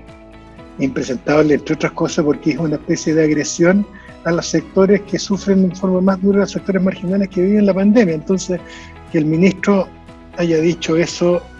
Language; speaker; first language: Spanish; native; Spanish